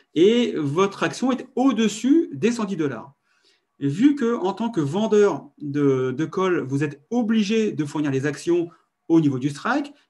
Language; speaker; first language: French; native; French